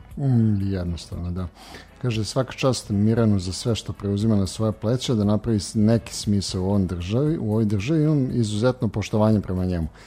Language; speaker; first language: Serbian; native; Serbian